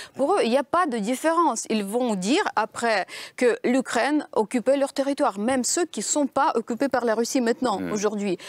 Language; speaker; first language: French; non-native, fluent; Ukrainian